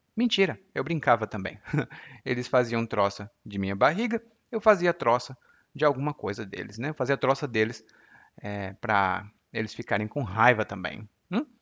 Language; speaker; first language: Portuguese; native; Portuguese